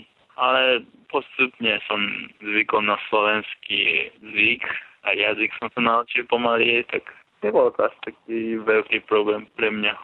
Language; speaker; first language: Slovak; non-native, fluent; Japanese